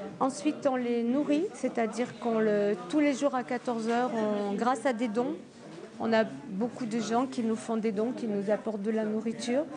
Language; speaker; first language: French; native; French